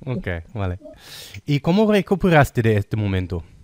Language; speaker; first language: Spanish; non-native, fluent; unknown